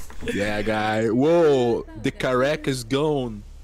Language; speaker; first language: English; non-native, learner; Portuguese